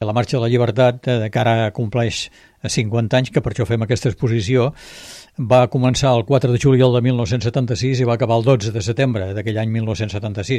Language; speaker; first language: Catalan; native; Catalan